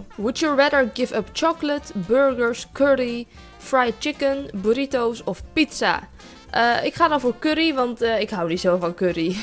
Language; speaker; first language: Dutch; native; Dutch